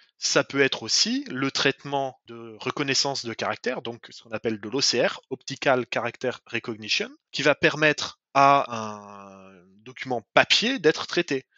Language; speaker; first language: French; native; French